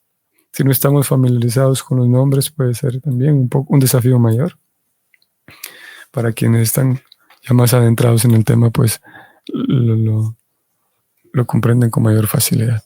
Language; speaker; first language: Spanish; native; Spanish